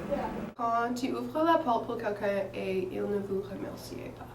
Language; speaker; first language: French; non-native, fluent; English